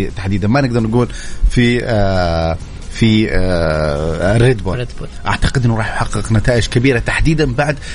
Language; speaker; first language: Arabic; native; Arabic